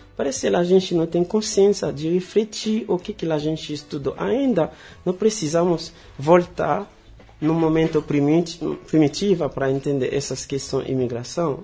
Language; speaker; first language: Portuguese; non-native, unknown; Haitian Creole